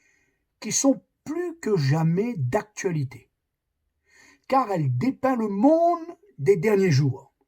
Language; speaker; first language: French; native; French